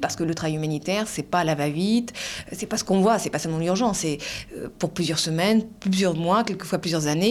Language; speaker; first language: French; native; French